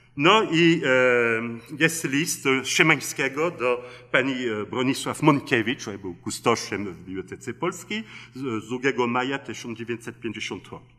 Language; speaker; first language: Polish; early bilingual, heritage; Polish